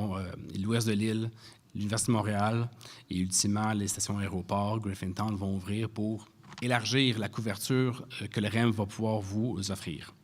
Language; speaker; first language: French; native; French